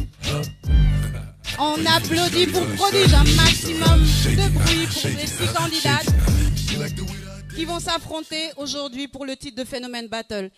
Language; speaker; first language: French; non-native, local second language; Wolof